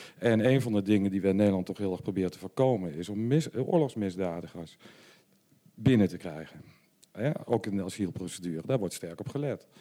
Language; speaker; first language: Dutch; native; Dutch